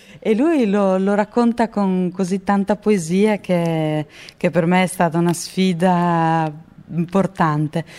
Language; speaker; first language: Italian; non-native, fluent; Portuguese